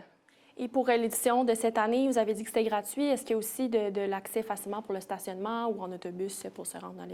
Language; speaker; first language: French; native; French